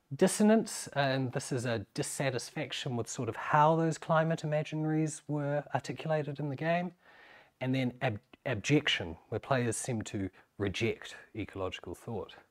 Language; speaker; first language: English; native; English